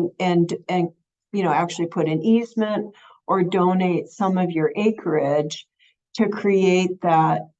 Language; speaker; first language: English; native; English